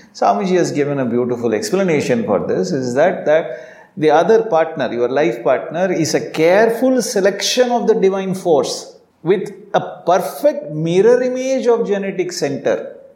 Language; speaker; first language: English; non-native, local second language; Tamil